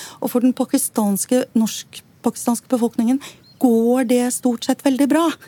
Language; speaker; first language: Norwegian; native; Norwegian